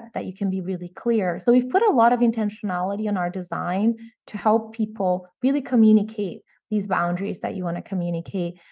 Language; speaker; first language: English; non-native, fluent; Portuguese